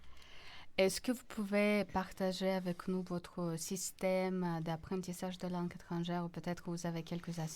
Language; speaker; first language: French; non-native, fluent; Polish